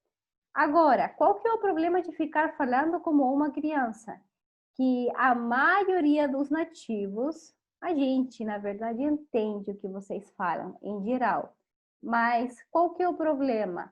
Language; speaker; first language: Portuguese; non-native, fluent; Spanish